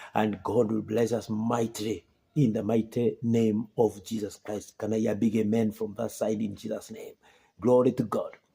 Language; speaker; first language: English; non-native, local second language; Swahili